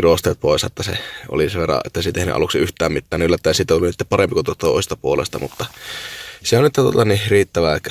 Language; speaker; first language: Finnish; native; Finnish